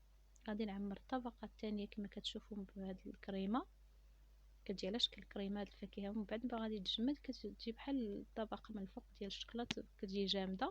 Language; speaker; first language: Arabic; native; Arabic